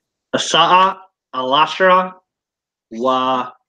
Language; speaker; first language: Arabic; non-native, learner; English